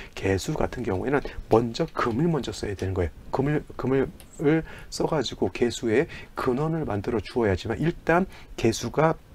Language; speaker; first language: Korean; native; Korean